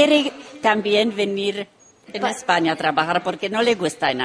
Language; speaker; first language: Spanish; non-native, learner; Romanian